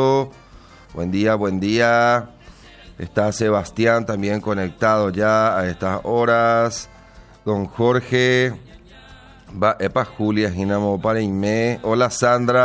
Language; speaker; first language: Spanish; native; Spanish